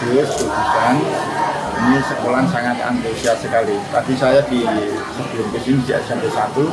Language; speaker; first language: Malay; non-native, local second language; Javanese